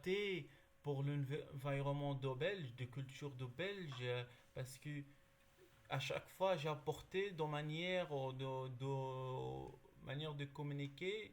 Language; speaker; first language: French; non-native, learner; Arabic